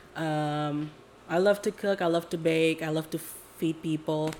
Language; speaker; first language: English; non-native, fluent; Indonesian